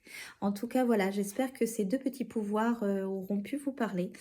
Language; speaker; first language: French; native; French